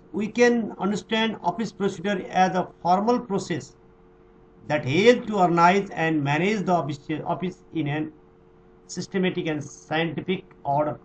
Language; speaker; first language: English; non-native, local second language; Nepali